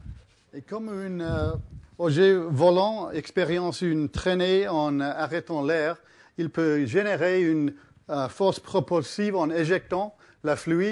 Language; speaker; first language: French; early bilingual, heritage; English